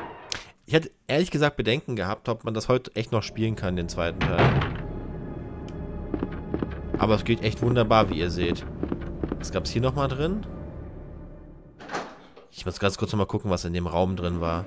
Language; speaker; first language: German; native; German